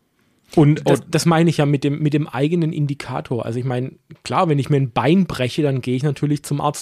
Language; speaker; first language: German; native; German